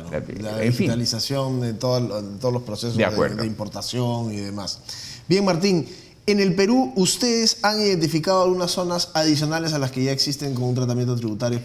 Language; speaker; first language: Spanish; native; Spanish